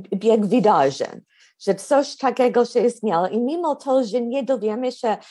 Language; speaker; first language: Polish; non-native, fluent; English